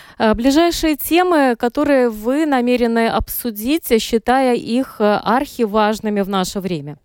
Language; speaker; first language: Russian; native; Russian